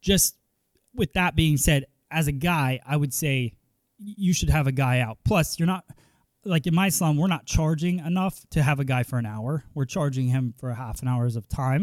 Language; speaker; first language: English; native; English